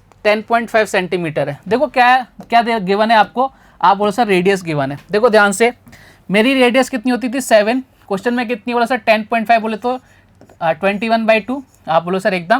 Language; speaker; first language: Hindi; native; Hindi